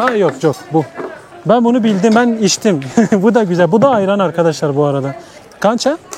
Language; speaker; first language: Turkish; native; Turkish